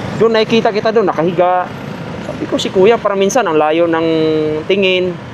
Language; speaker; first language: Filipino; non-native, local second language; Cebuano